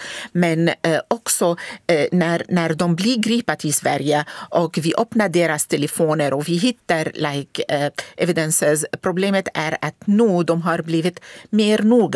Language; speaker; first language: Swedish; non-native, fluent; Arabic